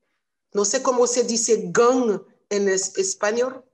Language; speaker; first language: Spanish; non-native, learner; Haitian Creole